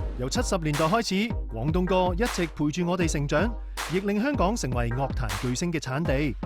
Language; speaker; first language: Cantonese; native; Cantonese